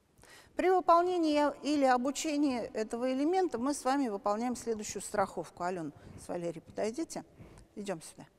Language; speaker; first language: Russian; native; Russian